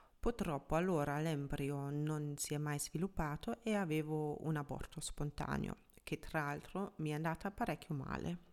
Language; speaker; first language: Italian; non-native, fluent; German